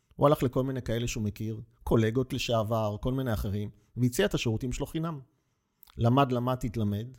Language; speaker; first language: Hebrew; native; Hebrew